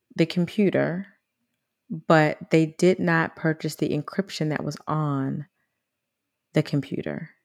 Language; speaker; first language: English; native; English